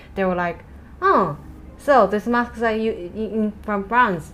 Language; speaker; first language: English; non-native, fluent; Chinese